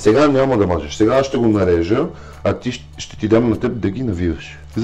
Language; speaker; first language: Bulgarian; native; Bulgarian